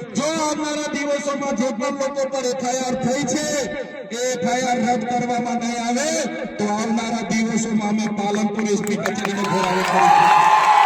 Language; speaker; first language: Gujarati; non-native, local second language; Vasavi